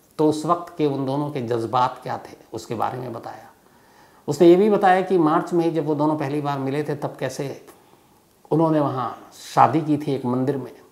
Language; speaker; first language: Hindi; native; Hindi